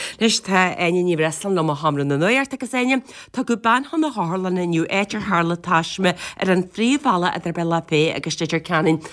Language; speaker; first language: Irish; native; Irish